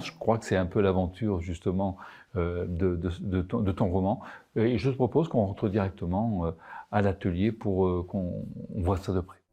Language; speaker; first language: French; native; French